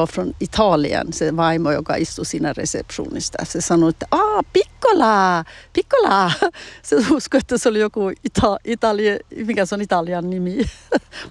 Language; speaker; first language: Finnish; early bilingual, heritage; Finnish